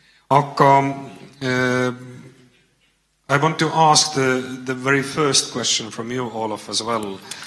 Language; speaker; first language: English; non-native, learner; Estonian